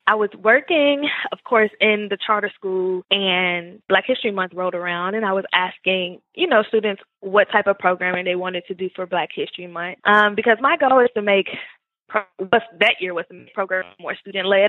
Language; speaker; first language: English; native; English